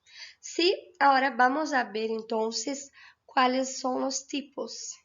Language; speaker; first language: Spanish; non-native, fluent; Portuguese